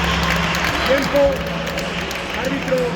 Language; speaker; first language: Spanish; non-native, local second language; Catalan